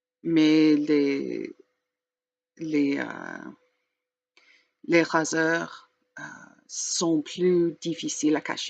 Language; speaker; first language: French; non-native, learner; English